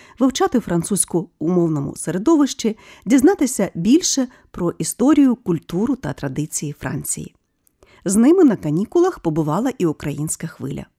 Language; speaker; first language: Ukrainian; native; Ukrainian